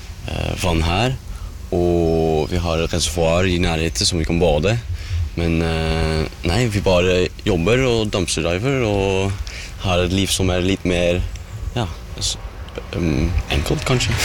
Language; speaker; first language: Norwegian; non-native, fluent; Dutch